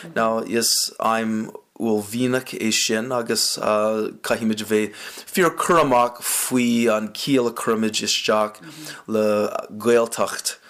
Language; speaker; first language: Irish; non-native, fluent; English